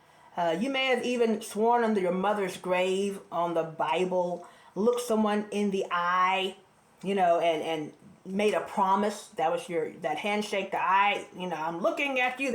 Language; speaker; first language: English; native; English